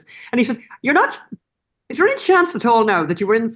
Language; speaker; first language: English; native; English